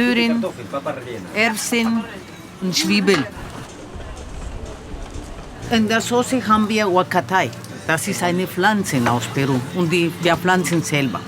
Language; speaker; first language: German; non-native, learner; Spanish